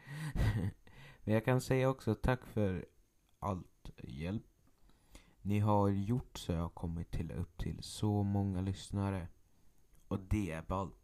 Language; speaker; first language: Swedish; early bilingual, other home language; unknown